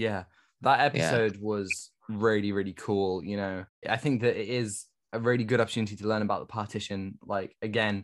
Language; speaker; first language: English; native; English